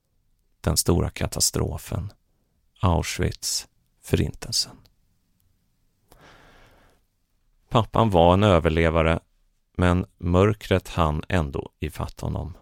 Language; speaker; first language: Swedish; native; Swedish